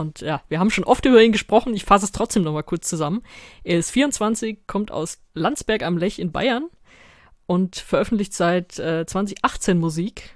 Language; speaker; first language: German; native; German